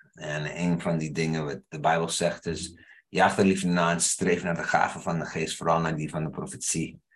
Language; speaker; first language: Dutch; non-native, fluent; English